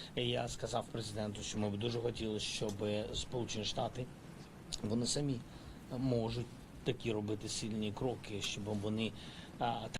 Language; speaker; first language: Ukrainian; non-native, local second language; Russian